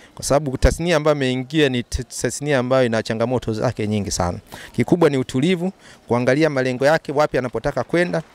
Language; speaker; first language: Swahili; native; Swahili